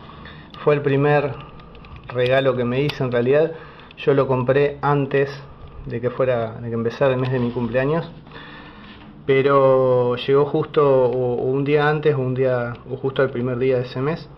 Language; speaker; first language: Spanish; native; Spanish